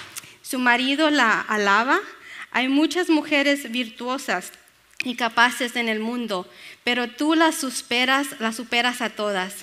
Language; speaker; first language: Spanish; early bilingual, other home language; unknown